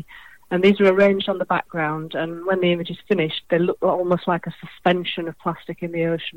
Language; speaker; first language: English; native; English